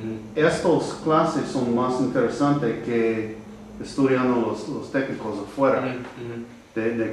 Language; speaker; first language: Spanish; non-native, learner; English